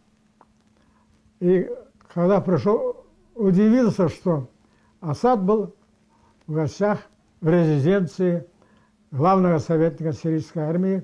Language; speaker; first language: Russian; non-native, local second language; Karachay-Balkar